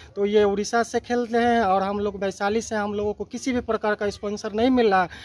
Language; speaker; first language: Hindi; native; Hindi